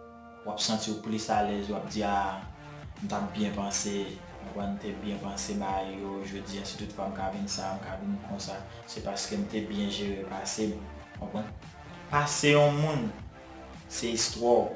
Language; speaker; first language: French; non-native, learner; Haitian Creole